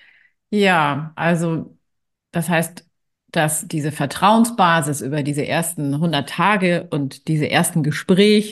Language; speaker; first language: German; native; German